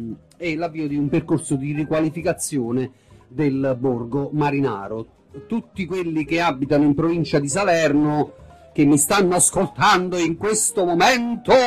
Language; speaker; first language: Italian; native; Italian